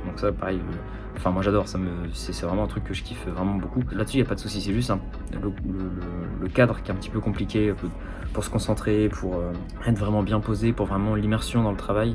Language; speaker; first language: French; native; French